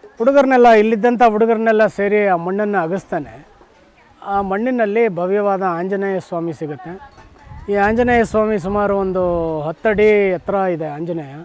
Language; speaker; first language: Kannada; native; Kannada